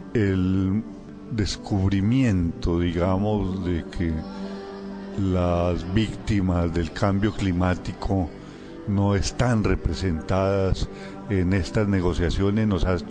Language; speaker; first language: Spanish; native; Spanish